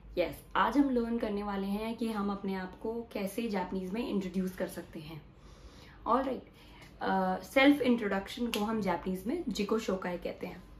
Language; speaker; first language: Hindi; native; Hindi